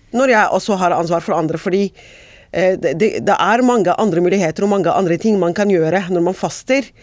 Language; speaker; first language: Norwegian; non-native, fluent; Arabic